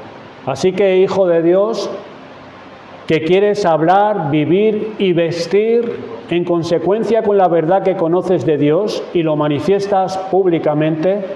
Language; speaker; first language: Spanish; native; Spanish